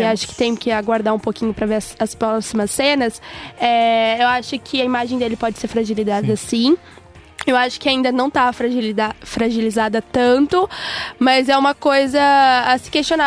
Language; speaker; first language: Portuguese; native; Portuguese